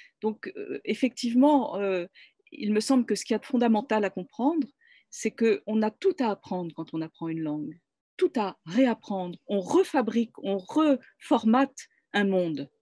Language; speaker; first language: French; native; French